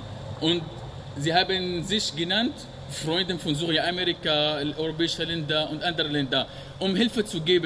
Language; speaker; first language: German; non-native, learner; Arabic